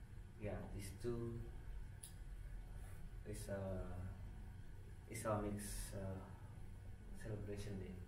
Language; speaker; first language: English; non-native, fluent; Indonesian